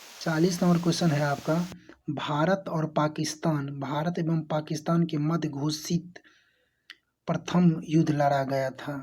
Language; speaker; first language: Hindi; native; Hindi